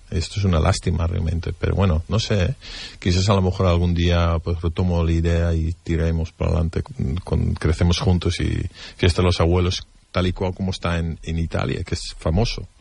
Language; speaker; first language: Spanish; non-native, fluent; Dutch